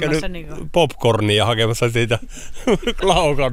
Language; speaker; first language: Finnish; native; Finnish